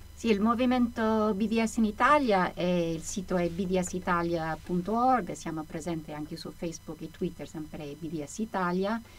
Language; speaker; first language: Italian; non-native, fluent; English